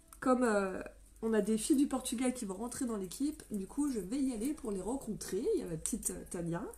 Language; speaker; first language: French; native; French